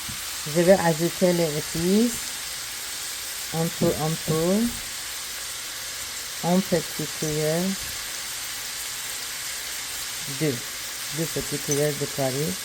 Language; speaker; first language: French; non-native, learner; Persian